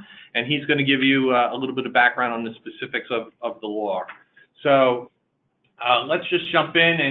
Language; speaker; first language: English; native; English